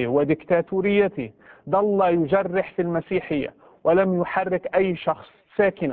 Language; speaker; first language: Arabic; native; Arabic